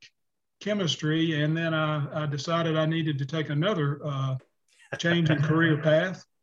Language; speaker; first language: English; native; English